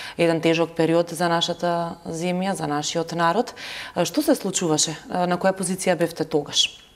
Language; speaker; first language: Macedonian; native; Macedonian